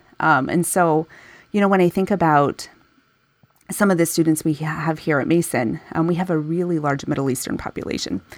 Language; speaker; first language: English; native; English